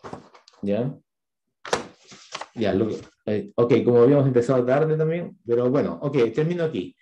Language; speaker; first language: Spanish; native; Spanish